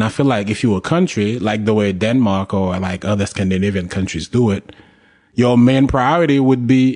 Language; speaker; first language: English; non-native, fluent; Haitian Creole